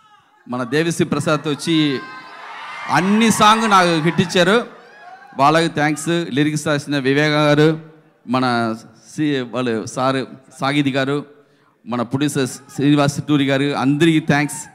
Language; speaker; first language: Telugu; non-native, learner; Tamil